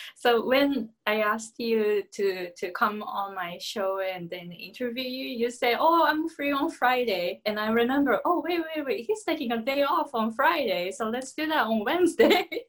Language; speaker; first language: English; non-native, fluent; Japanese